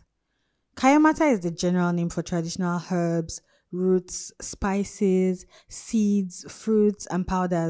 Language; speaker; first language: English; non-native, local second language; Hausa